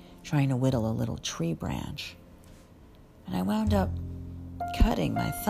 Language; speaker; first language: English; native; English